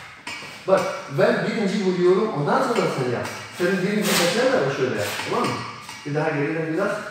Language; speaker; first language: Turkish; non-native, learner; Polish